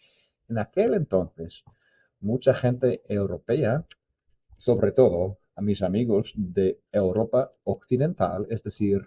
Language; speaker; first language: Spanish; non-native, fluent; English